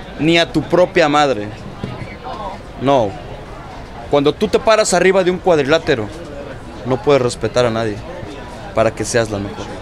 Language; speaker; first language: Spanish; native; Spanish